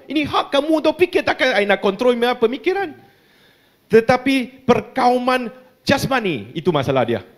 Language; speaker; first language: Malay; non-native, local second language; Chinese